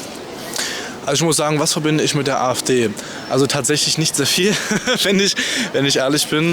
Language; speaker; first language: German; native; German